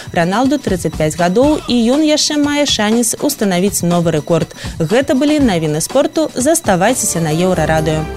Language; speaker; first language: Belarusian; non-native, local second language; Russian